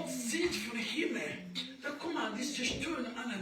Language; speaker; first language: German; non-native, learner; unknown